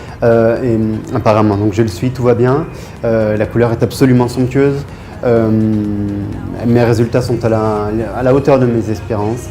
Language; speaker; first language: French; native; French